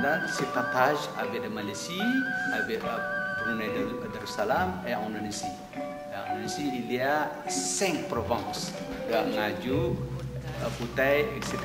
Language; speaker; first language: French; non-native, learner; Indonesian